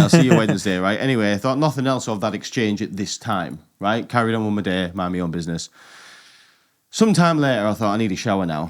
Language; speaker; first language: English; native; English